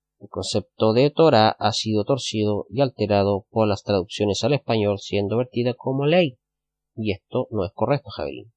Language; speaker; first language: Spanish; native; Spanish